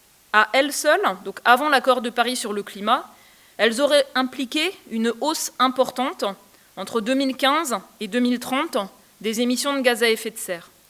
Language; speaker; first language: French; native; French